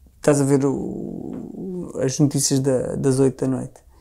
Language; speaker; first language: Portuguese; native; Portuguese